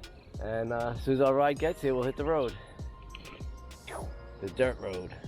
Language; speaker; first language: English; native; English